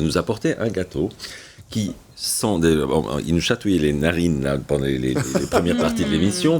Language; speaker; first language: French; native; French